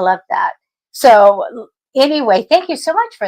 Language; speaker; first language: English; native; English